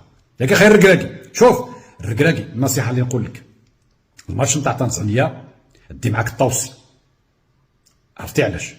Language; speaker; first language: Arabic; native; Arabic